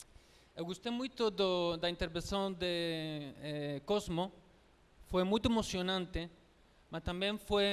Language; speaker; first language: Portuguese; non-native, learner; Spanish